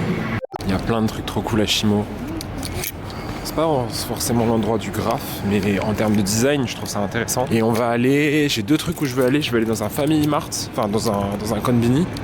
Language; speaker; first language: French; native; French